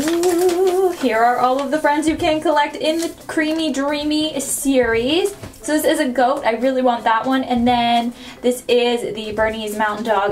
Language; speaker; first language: English; native; English